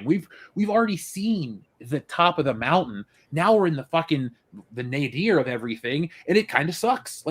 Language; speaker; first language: English; native; English